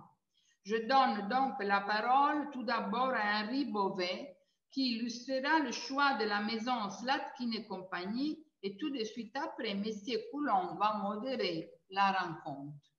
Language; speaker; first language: French; non-native, fluent; Italian